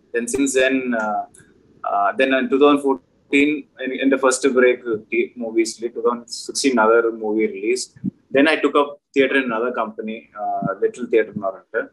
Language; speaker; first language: English; non-native, local second language; Malayalam